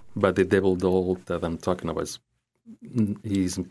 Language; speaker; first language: English; non-native, fluent; Spanish